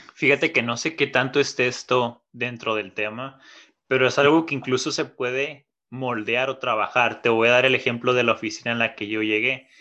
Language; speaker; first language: Spanish; native; Spanish